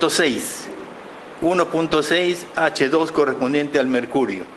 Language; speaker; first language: Spanish; native; Spanish